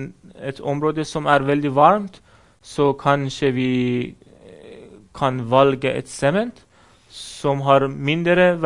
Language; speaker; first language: Norwegian; non-native, fluent; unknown